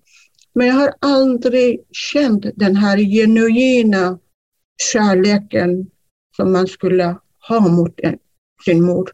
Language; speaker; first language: Swedish; non-native, fluent; Kurdish